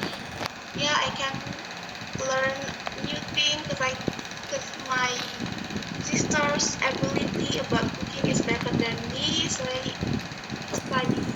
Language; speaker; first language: English; non-native, learner; Indonesian